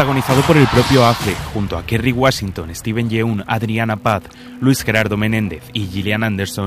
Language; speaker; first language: Spanish; native; Spanish